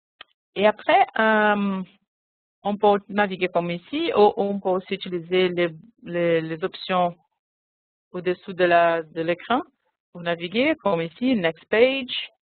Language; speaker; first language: French; non-native, fluent; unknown